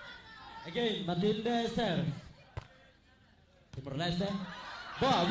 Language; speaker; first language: Portuguese; non-native, local second language; Tetum